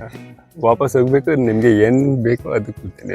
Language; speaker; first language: Kannada; non-native, local second language; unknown